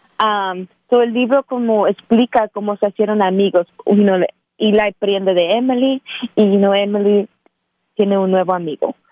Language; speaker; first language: Spanish; early bilingual, heritage; Spanish